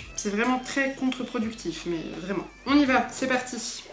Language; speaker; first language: French; native; French